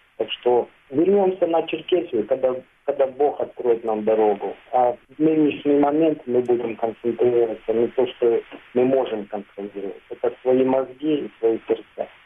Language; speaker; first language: Russian; non-native, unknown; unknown